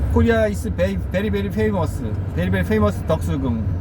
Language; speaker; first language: English; non-native, learner; Korean